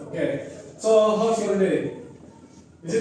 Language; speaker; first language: English; non-native, learner; Indonesian